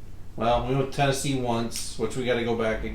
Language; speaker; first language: English; native; English